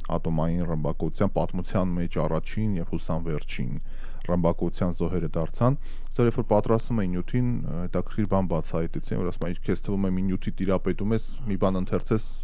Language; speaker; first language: Armenian; native; Armenian